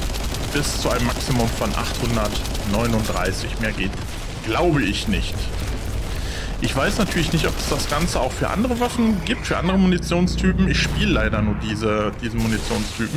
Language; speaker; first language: German; native; German